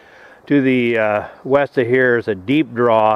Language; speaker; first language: English; native; English